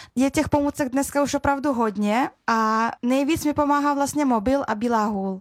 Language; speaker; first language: Czech; early bilingual, other home language; Russian